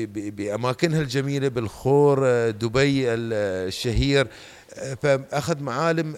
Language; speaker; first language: Arabic; native; Arabic